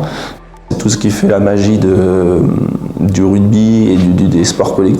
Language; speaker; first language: French; native; French